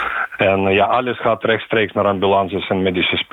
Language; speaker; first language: Dutch; non-native, fluent; Ukrainian